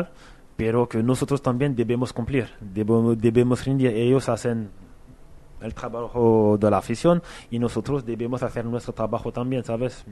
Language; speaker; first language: Spanish; non-native, fluent; French